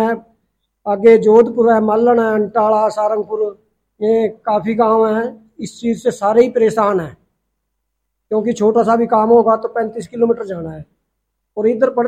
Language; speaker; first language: Hindi; native; Hindi